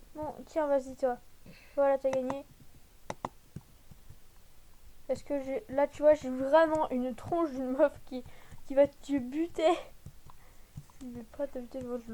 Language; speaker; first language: French; native; French